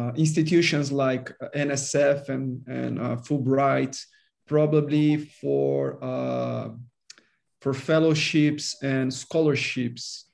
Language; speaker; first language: English; non-native, fluent; Portuguese